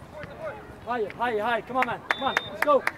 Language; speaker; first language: English; native; English